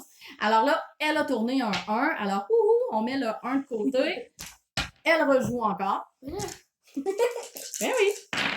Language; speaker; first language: French; native; French